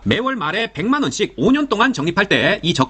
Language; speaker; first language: Korean; native; Korean